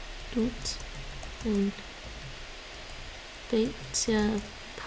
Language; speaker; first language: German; non-native, learner; English